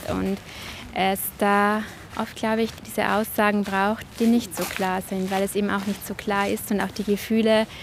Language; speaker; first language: German; native; German